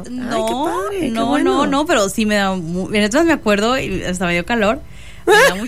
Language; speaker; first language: Spanish; native; Spanish